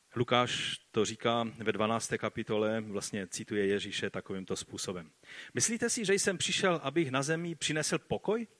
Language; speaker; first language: Czech; non-native, fluent; Polish